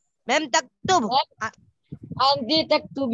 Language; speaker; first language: Arabic; non-native, learner; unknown